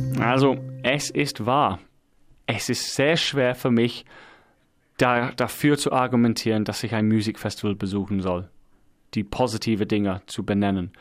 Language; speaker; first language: German; non-native, fluent; English